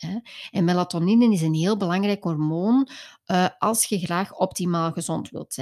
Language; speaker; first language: Dutch; native; Dutch